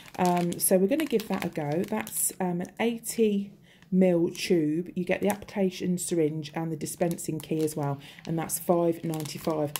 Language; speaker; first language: English; native; English